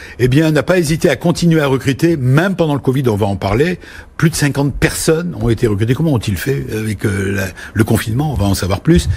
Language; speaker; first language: French; native; French